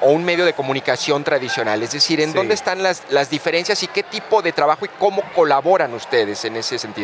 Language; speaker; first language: Spanish; native; Spanish